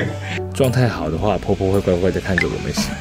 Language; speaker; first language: Chinese; native; Chinese